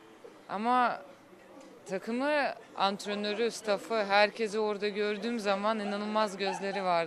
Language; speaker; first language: Turkish; non-native, fluent; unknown